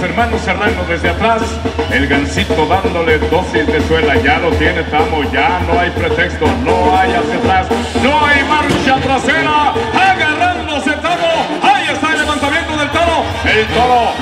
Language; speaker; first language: Spanish; native; Spanish